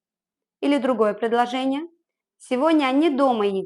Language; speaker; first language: Russian; non-native, fluent; Azerbaijani